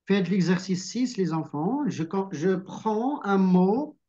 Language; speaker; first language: French; non-native, local second language; Arabic